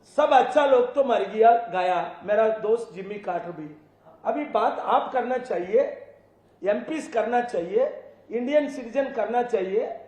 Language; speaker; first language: Hindi; non-native, local second language; Telugu